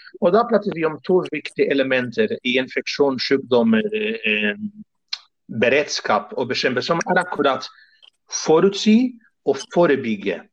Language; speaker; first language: Norwegian; non-native, fluent; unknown